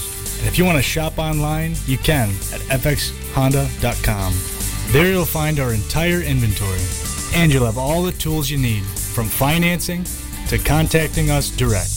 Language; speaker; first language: English; native; English